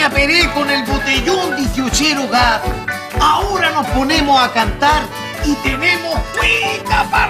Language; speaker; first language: Spanish; native; Spanish